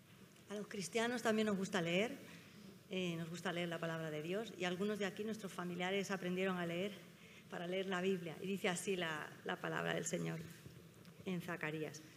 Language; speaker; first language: Spanish; native; Spanish